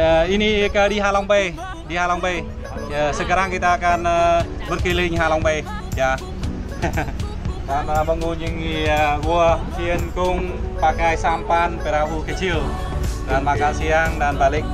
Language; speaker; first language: Indonesian; non-native, learner; Vietnamese